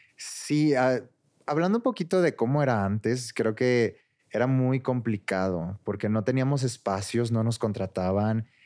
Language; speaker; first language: Spanish; native; Spanish